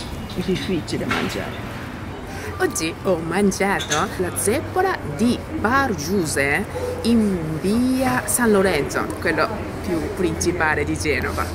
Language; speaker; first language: Italian; non-native, learner; Japanese